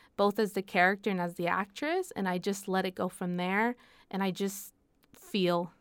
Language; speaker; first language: English; non-native, fluent; Spanish